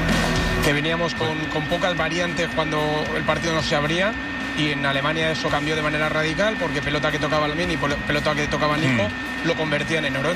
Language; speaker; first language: Spanish; native; Spanish